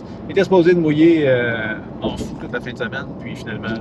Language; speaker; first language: French; native; French